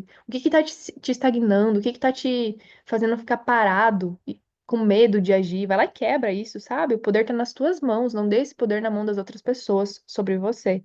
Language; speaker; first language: Portuguese; native; Portuguese